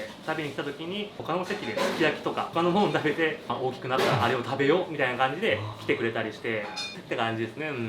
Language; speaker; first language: Japanese; native; Japanese